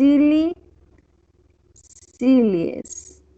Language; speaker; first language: English; non-native, learner; Spanish